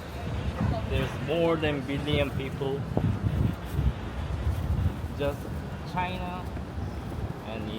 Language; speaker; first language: English; non-native, learner; Korean